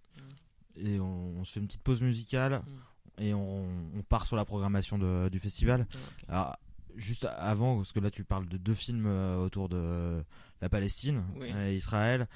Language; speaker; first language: French; native; French